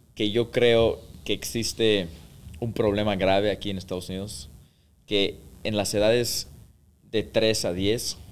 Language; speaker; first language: Spanish; early bilingual, heritage; Spanish